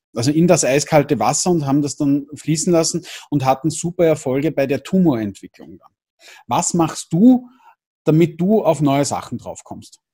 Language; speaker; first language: German; native; German